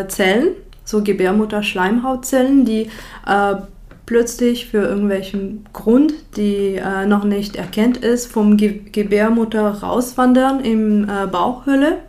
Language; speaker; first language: German; non-native, fluent; French